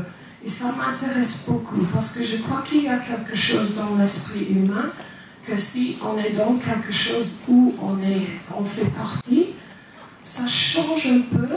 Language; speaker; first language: French; non-native, fluent; English